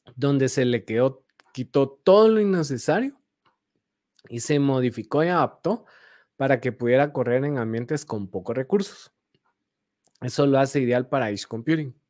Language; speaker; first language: Spanish; native; Spanish